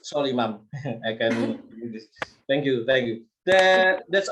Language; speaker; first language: English; non-native, learner; Indonesian